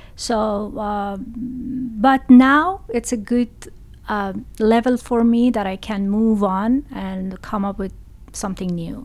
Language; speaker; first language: English; non-native, fluent; Persian